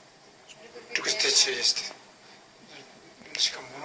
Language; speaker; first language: Russian; non-native, learner; Korean